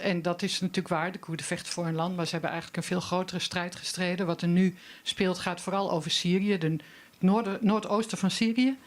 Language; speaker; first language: Dutch; native; Dutch